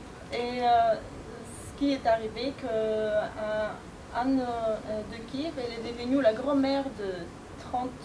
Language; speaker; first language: French; non-native, fluent; Ukrainian